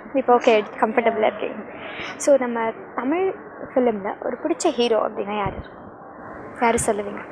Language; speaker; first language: Tamil; native; Tamil